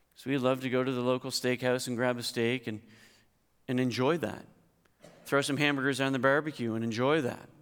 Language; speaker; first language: English; native; English